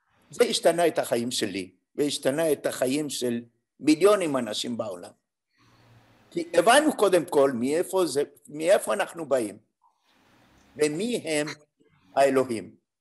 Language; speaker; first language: Hebrew; non-native, fluent; French